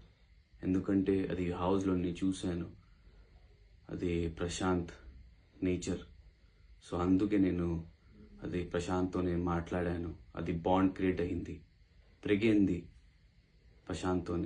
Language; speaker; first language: Telugu; non-native, learner; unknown